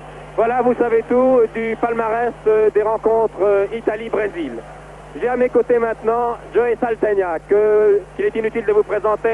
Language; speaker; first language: French; native; French